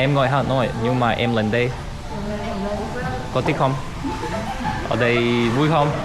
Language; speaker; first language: Vietnamese; non-native, fluent; Russian